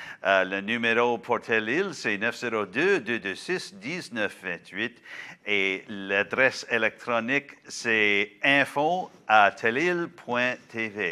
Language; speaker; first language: French; non-native, local second language; English